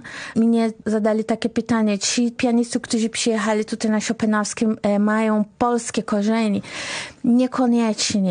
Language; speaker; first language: Polish; non-native, fluent; Portuguese